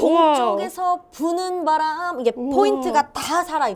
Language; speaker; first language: Korean; native; Korean